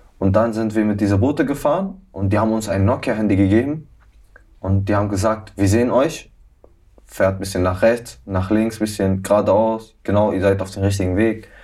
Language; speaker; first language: German; early bilingual, other home language; Arabic